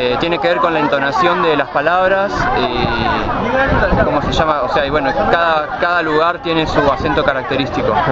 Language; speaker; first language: Spanish; native; Spanish